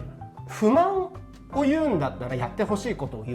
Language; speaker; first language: Japanese; native; Japanese